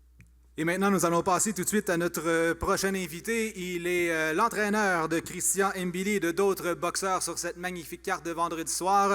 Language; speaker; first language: French; native; French